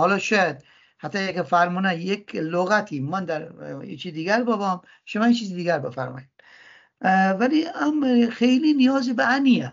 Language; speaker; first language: Persian; non-native, local second language; Talysh